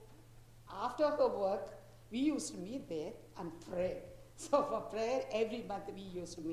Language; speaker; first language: English; non-native, local second language; Tamil